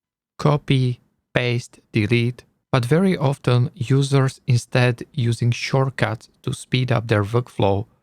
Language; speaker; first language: English; non-native, learner; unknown